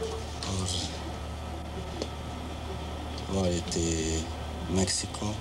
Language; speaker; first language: Swedish; native; Swedish